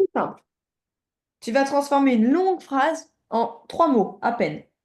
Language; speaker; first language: French; native; French